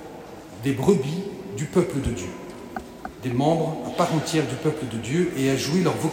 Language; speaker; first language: French; native; French